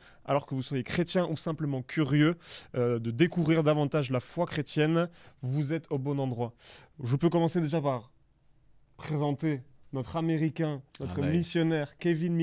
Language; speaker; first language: French; native; French